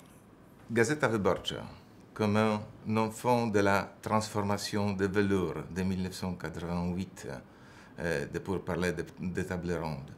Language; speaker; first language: French; non-native, fluent; Polish